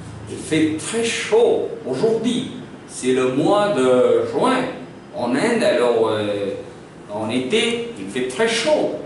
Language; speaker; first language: French; non-native, fluent; Hindi